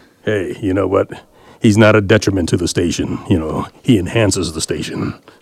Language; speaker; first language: English; native; English